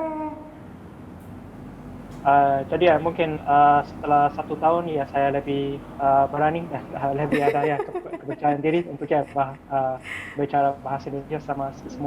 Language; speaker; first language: Indonesian; non-native, fluent; English